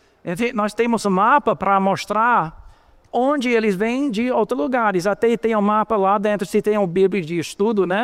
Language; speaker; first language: Portuguese; non-native, fluent; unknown